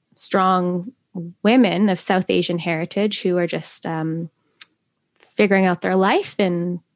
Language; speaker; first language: English; native; English